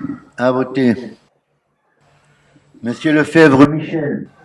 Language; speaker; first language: French; native; French